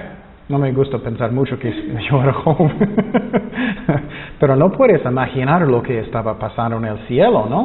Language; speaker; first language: Spanish; non-native, fluent; English